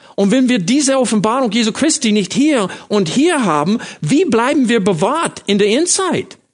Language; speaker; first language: German; non-native, fluent; English